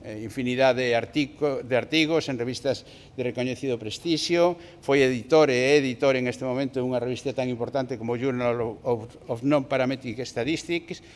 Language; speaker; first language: Galician; non-native, local second language; Spanish